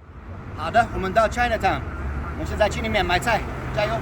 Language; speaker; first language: Chinese; early bilingual, heritage; Chinese